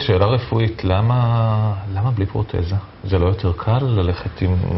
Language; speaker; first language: Hebrew; native; Hebrew